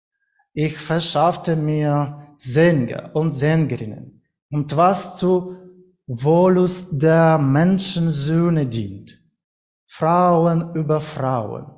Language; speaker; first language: German; non-native, learner; Ukrainian